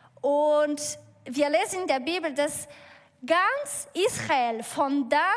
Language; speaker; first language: German; non-native, learner; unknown